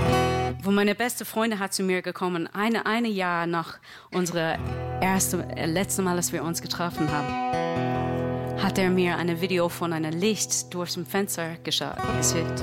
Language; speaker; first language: German; non-native, learner; English